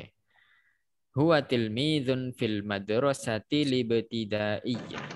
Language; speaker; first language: Arabic; non-native, fluent; Indonesian